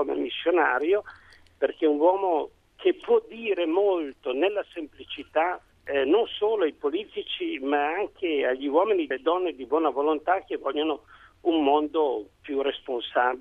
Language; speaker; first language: Italian; native; Italian